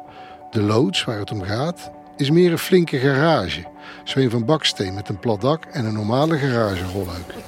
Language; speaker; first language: Dutch; native; Dutch